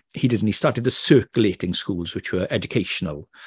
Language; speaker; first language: English; native; English